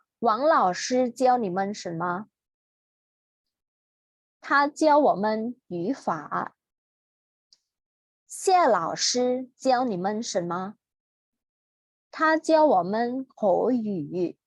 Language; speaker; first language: Chinese; non-native, fluent; Thai